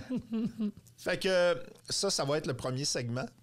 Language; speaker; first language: French; native; French